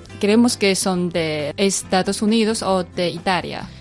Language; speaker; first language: Spanish; non-native, fluent; Chinese